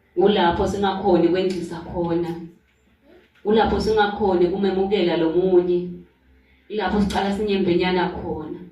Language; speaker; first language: Zulu; non-native, local second language; Swati